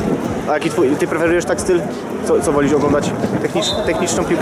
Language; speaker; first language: Polish; native; Polish